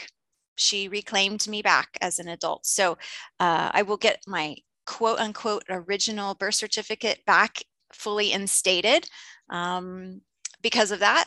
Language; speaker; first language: English; native; English